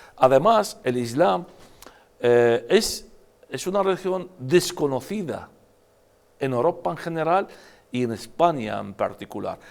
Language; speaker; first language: Spanish; non-native, fluent; Arabic